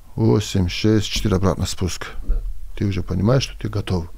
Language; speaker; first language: Russian; non-native, local second language; Avaric